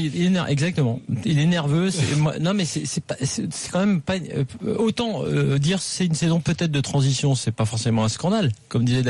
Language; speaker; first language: French; native; French